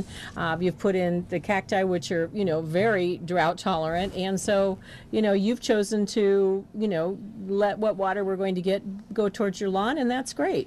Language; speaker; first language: English; native; English